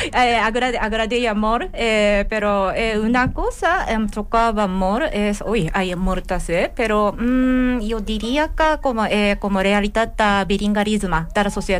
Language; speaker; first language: Catalan; non-native, learner; Japanese